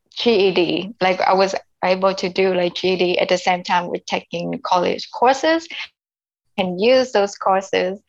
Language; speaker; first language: English; non-native, fluent; Vietnamese